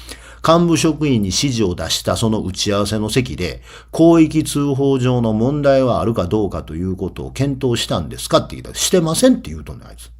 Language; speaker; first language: Japanese; native; Japanese